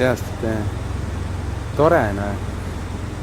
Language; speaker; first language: Estonian; native; Estonian